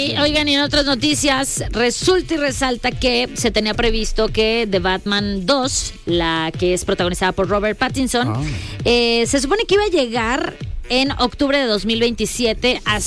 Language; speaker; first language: Spanish; native; Spanish